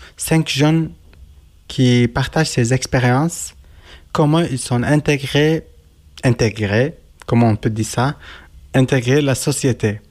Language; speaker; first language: French; non-native, learner; Turkish